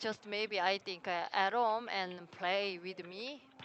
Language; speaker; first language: English; non-native, learner; Korean